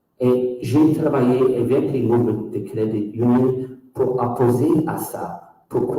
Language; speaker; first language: French; non-native, local second language; English